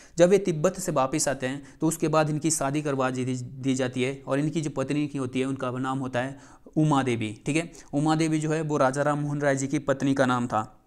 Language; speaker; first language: Hindi; native; Hindi